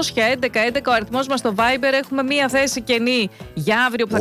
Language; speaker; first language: Greek; native; Greek